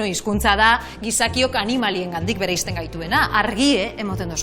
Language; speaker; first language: Basque; native; Basque